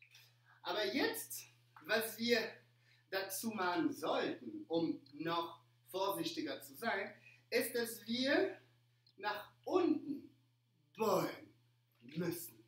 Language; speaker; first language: German; non-native, fluent; French